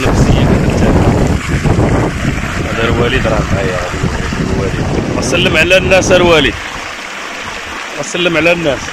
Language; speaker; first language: Arabic; native; Arabic